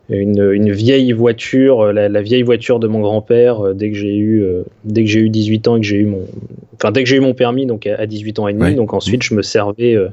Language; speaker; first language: French; native; French